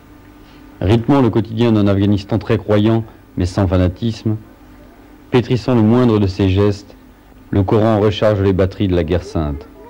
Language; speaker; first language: French; native; French